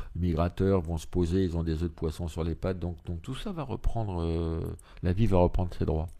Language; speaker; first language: French; native; French